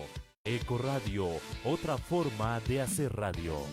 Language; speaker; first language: Spanish; native; Spanish